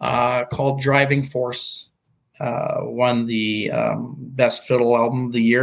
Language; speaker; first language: English; native; English